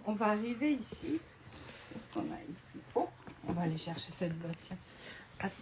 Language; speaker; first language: French; native; French